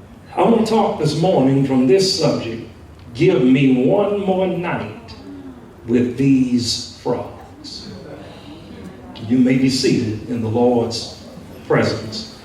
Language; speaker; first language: English; native; English